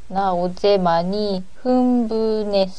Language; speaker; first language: Korean; non-native, learner; Japanese